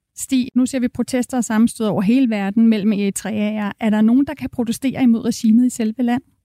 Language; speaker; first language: Danish; native; Danish